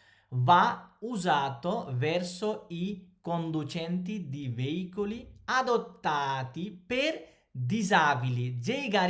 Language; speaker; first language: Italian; non-native, fluent; Bangla